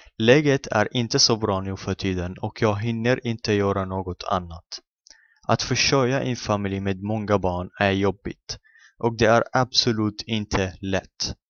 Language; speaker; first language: Swedish; non-native, fluent; Arabic